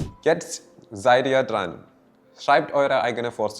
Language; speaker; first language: German; non-native, fluent; Malayalam